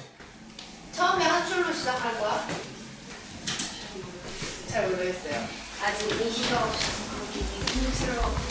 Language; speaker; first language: Korean; non-native, learner; Japanese